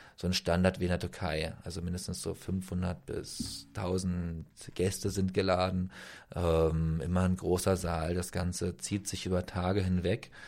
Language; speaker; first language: German; native; German